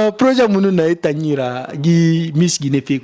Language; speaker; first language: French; non-native, local second language; Fula